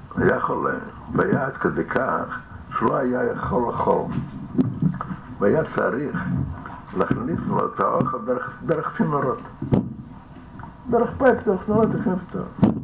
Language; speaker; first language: Hebrew; non-native, fluent; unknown